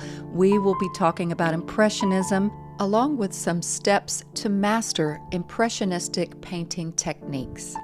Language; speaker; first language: English; native; English